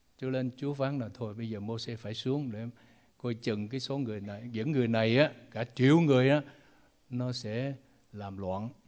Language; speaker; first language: Vietnamese; non-native, local second language; Chinese